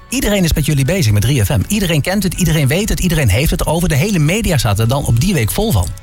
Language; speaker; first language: Dutch; native; Dutch